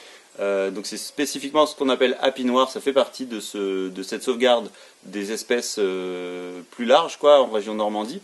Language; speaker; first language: French; native; French